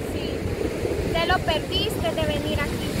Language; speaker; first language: Spanish; native; Spanish